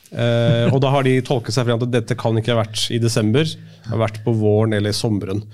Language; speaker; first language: Norwegian; early bilingual, other home language; Urdu